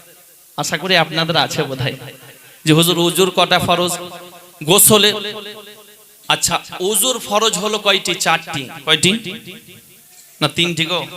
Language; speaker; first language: Bangla; native; Bangla